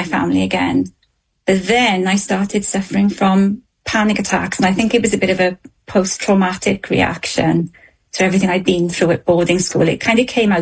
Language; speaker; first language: English; native; English